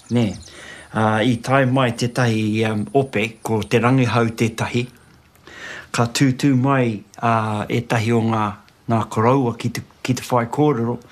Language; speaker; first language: Māori; non-native, local second language; English